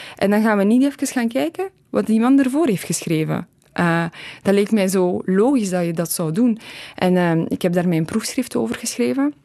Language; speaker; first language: Dutch; early bilingual, other home language; Polish